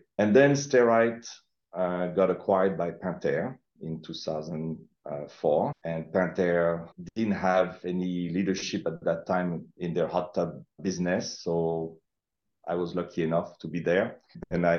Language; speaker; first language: English; non-native, fluent; French